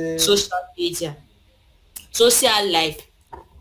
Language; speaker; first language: English; non-native, learner; French